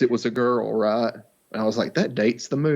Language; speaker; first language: English; native; English